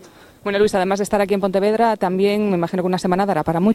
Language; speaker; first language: Spanish; native; Spanish